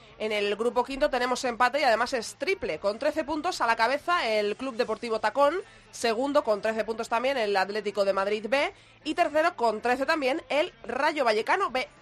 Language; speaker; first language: Spanish; native; Spanish